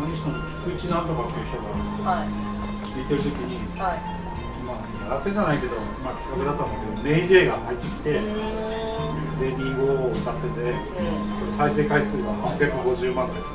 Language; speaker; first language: Japanese; native; Japanese